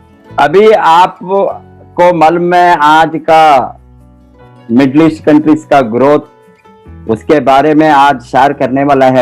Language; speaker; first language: Hindi; non-native, local second language; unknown